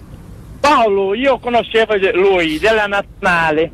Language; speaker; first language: Italian; non-native, fluent; Portuguese